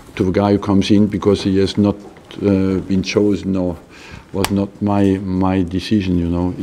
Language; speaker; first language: English; non-native, fluent; French